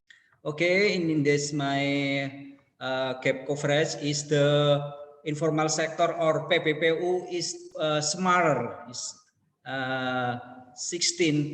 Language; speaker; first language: English; non-native, learner; Indonesian